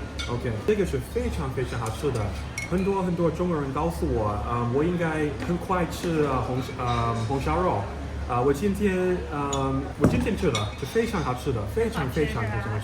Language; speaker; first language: Chinese; non-native, learner; English